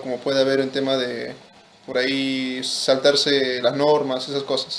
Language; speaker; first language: Spanish; native; Spanish